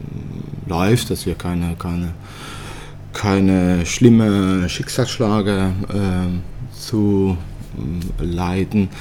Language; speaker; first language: German; early bilingual, other home language; Italian